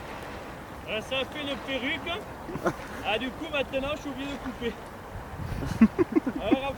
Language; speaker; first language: French; native; French